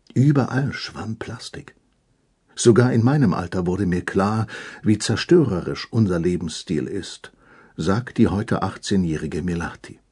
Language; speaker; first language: German; native; German